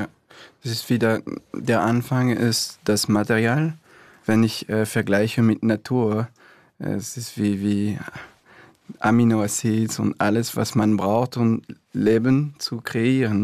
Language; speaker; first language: German; non-native, fluent; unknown